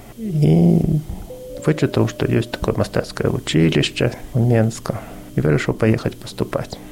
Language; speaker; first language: Belarusian; non-native, local second language; Russian